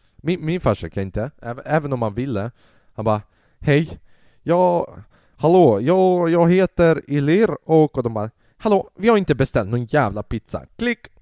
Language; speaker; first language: Swedish; early bilingual, other home language; Albanian